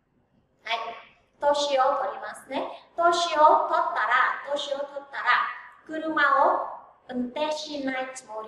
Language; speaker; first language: Japanese; non-native, fluent; Vietnamese